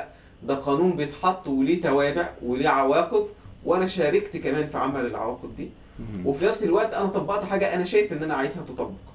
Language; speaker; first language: Arabic; native; Arabic